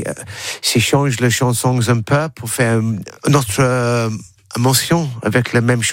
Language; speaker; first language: French; non-native, learner; English